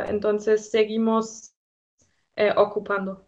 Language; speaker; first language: Spanish; non-native, fluent; German